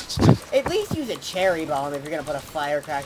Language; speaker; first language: English; native; English